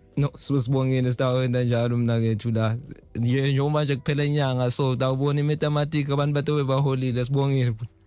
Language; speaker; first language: Zulu; native; Zulu